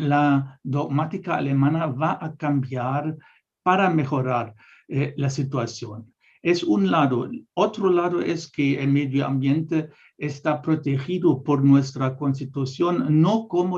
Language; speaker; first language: Spanish; non-native, fluent; German